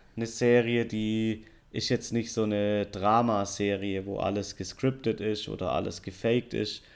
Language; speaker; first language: German; native; German